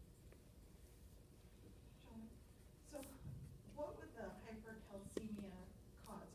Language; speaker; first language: English; native; English